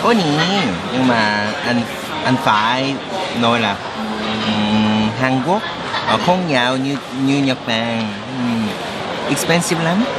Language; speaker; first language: Vietnamese; non-native, learner; Korean